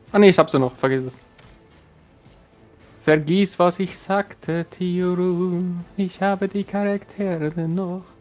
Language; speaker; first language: German; native; German